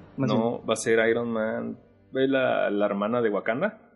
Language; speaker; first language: Spanish; native; Spanish